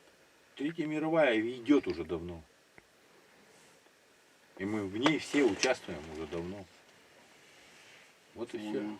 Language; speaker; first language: Russian; native; Russian